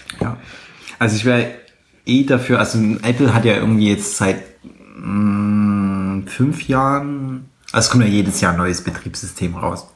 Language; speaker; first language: German; native; German